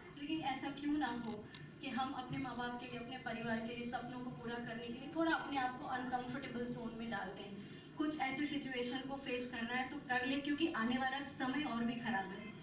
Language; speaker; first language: Hindi; non-native, local second language; Gujarati